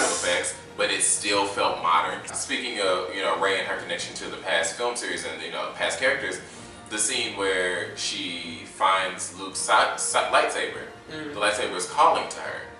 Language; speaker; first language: English; native; English